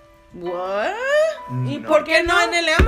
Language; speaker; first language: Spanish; early bilingual, heritage; Spanish